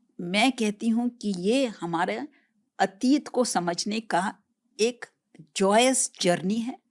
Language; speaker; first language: Hindi; native; Hindi